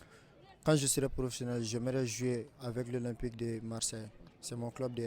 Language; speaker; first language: French; non-native, local second language; Bambara